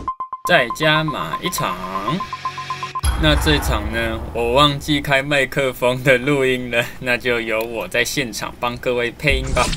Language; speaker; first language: Chinese; native; Chinese